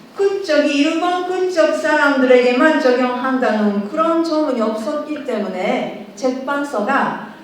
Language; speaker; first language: Korean; non-native, fluent; Japanese